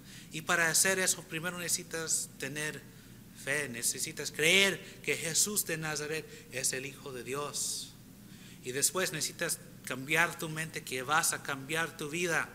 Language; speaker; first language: Spanish; early bilingual, heritage; Spanish